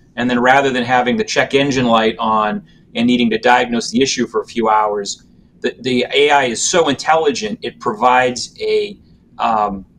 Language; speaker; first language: English; native; English